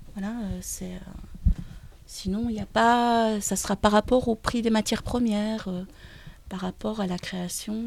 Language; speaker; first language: French; native; French